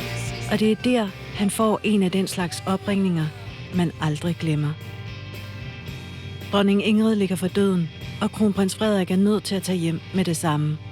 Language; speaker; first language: Danish; native; Danish